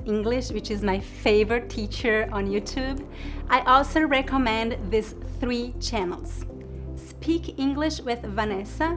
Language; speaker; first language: English; non-native, fluent; Portuguese